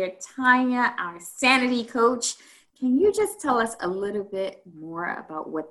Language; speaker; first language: English; native; English